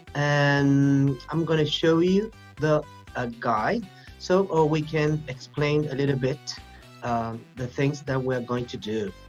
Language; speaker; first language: English; non-native, fluent; Spanish